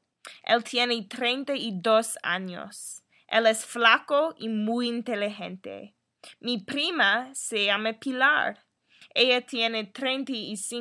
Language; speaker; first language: Spanish; non-native, learner; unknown